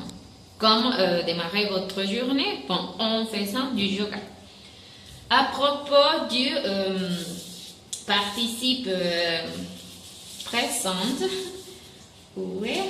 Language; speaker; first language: French; non-native, learner; Spanish